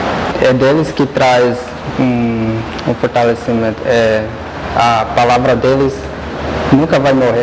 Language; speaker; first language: Portuguese; non-native, local second language; Guarani